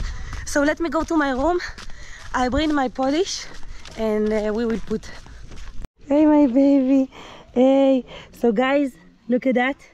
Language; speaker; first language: English; non-native, learner; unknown